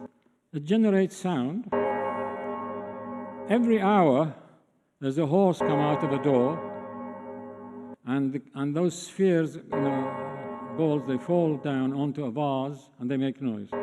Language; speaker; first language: English; non-native, fluent; Arabic